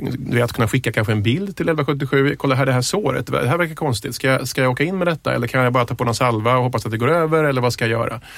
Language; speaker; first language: Swedish; native; Swedish